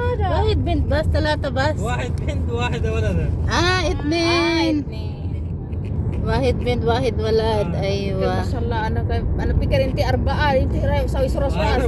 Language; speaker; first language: Arabic; non-native, learner; Filipino